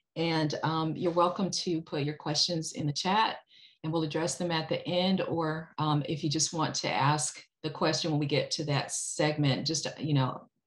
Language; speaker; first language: English; native; English